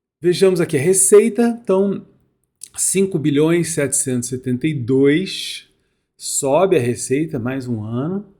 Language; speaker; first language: Portuguese; native; Portuguese